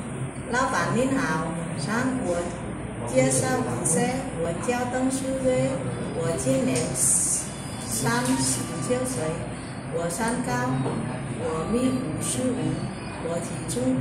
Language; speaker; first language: Chinese; non-native, learner; Vietnamese